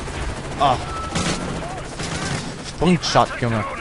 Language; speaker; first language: German; native; German